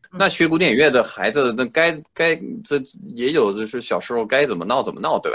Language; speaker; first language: Chinese; non-native, fluent; French